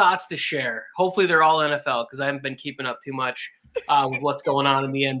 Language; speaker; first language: English; native; English